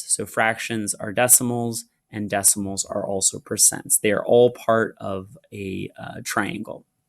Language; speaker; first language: English; native; English